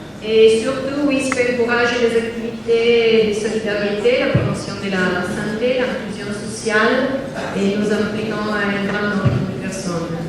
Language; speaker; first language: French; non-native, learner; Italian